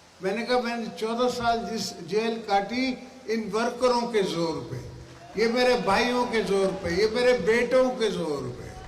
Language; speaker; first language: Urdu; non-native, local second language; Saraiki